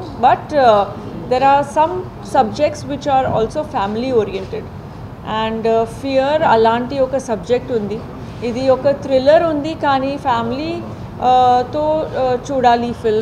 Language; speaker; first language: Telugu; non-native, learner; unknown